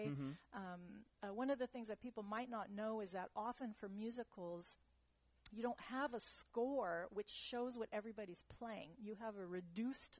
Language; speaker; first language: English; early bilingual, other home language; German